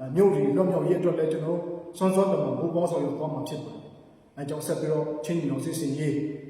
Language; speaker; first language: Burmese; non-native, local second language; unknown